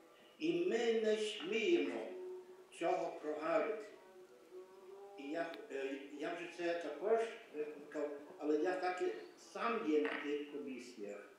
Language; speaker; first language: Ukrainian; early bilingual, heritage; Ukrainian